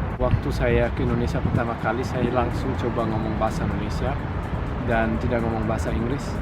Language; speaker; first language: Indonesian; non-native, fluent; Italian